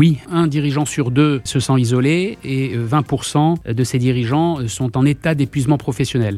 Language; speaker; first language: French; native; French